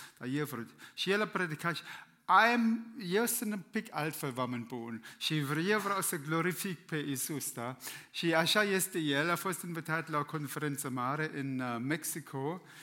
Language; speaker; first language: Romanian; non-native, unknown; German